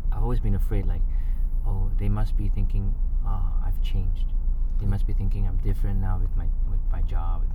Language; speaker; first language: English; non-native, local second language; Chinese